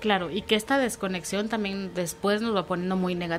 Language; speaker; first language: Spanish; native; Spanish